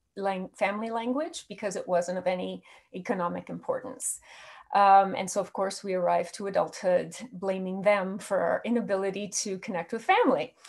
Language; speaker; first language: English; native; English